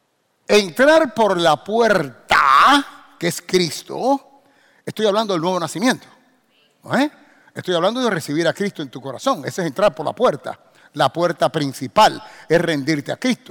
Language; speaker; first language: Spanish; native; Spanish